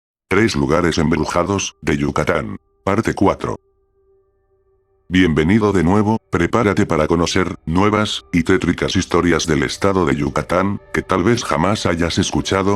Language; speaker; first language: Spanish; native; Spanish